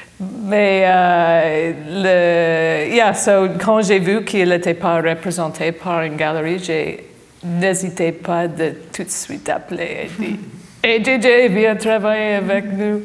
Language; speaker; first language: French; non-native, fluent; English